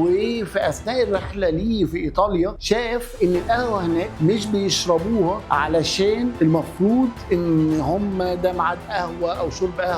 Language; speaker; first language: Arabic; native; Arabic